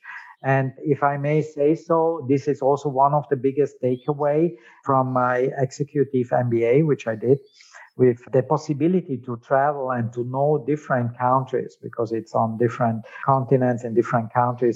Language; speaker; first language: English; non-native, fluent; German